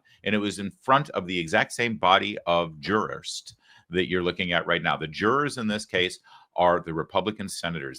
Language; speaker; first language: English; native; English